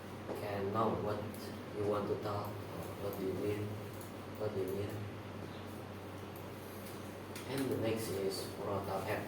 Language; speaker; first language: English; non-native, learner; Indonesian